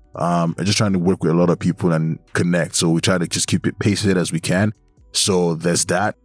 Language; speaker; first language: English; non-native, local second language; Yoruba